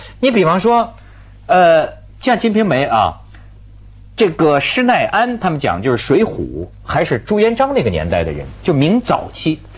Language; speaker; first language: Chinese; native; Chinese